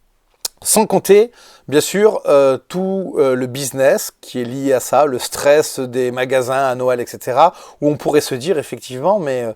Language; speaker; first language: French; native; French